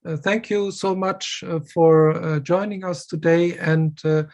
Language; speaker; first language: Japanese; non-native, fluent; German